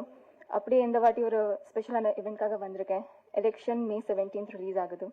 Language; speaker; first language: Tamil; non-native, fluent; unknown